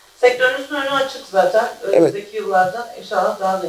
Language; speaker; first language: Turkish; native; Turkish